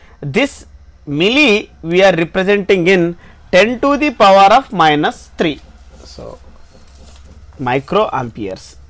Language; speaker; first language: English; non-native, local second language; Kannada